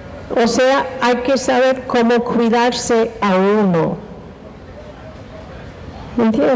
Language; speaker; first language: Spanish; non-native, fluent; English